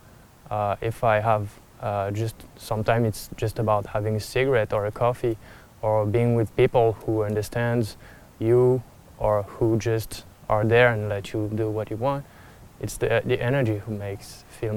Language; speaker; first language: English; non-native, fluent; French